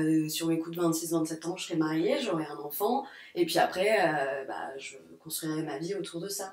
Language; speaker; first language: French; native; French